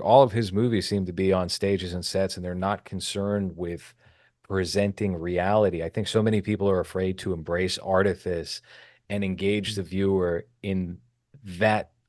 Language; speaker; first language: English; native; English